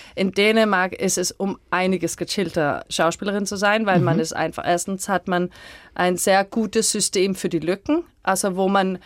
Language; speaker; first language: German; non-native, fluent; Danish